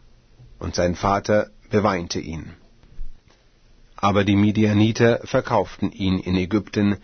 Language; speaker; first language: German; native; German